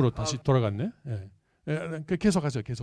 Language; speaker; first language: Korean; native; Korean